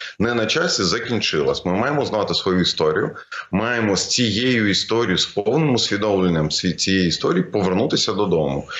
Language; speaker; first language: Ukrainian; non-native, local second language; Russian